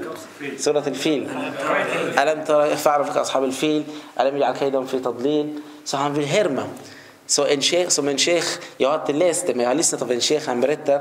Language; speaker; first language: Swedish; non-native, fluent; Arabic